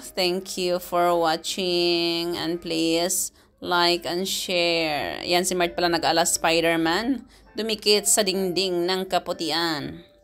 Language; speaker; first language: Filipino; native; Filipino